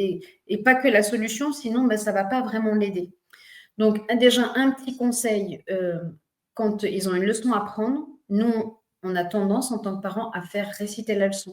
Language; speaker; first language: French; native; French